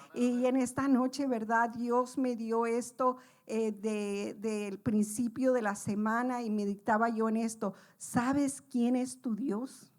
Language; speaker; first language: Spanish; native; Spanish